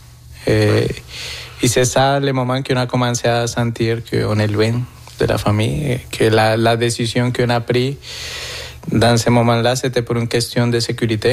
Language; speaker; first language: French; non-native, fluent; Spanish